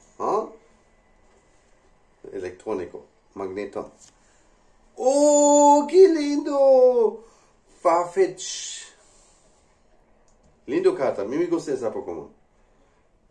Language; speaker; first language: Spanish; non-native, learner; English